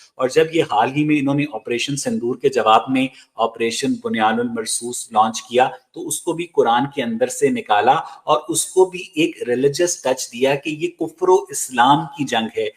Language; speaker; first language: Urdu; native; Urdu